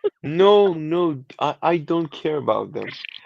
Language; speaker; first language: English; non-native, learner; Persian